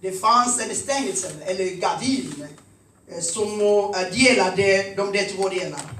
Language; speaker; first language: Swedish; non-native, fluent; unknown